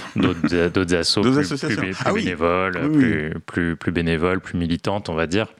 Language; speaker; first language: French; native; French